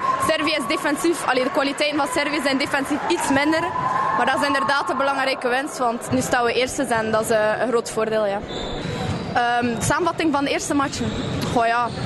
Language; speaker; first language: Dutch; native; Dutch